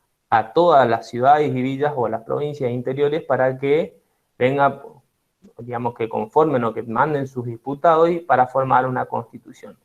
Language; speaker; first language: Spanish; native; Spanish